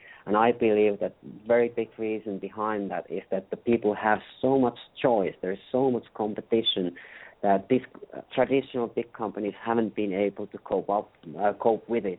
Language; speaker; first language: English; non-native, fluent; Finnish